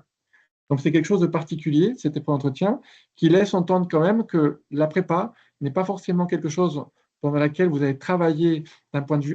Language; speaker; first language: French; native; French